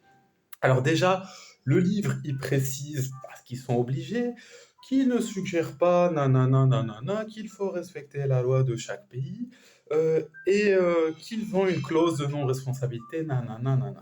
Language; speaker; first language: French; native; French